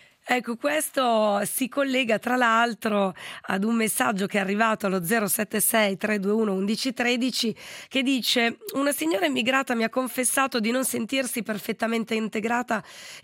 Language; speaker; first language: Italian; native; Italian